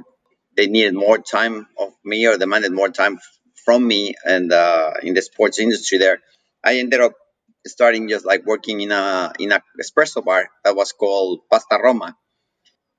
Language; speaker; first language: English; non-native, fluent; Spanish